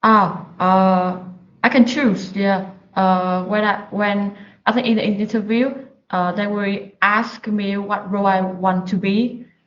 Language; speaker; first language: English; non-native, learner; Vietnamese